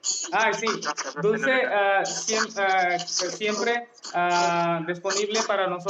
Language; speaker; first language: Spanish; non-native, learner; Hindi